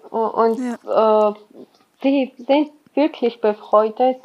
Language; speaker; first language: German; non-native, learner; Georgian